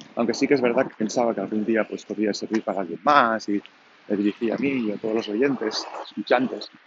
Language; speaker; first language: Spanish; non-native, local second language; Catalan